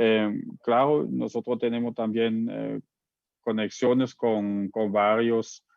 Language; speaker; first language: Spanish; non-native, fluent; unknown